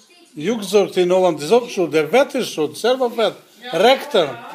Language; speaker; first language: Dutch; non-native, learner; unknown